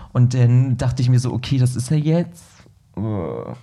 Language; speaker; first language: German; native; German